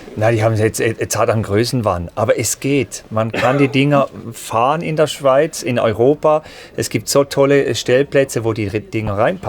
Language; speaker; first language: German; native; German